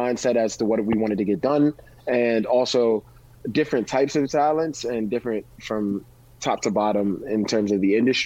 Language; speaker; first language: English; native; English